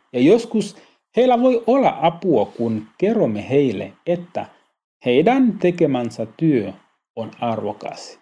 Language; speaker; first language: Finnish; non-native, learner; Swahili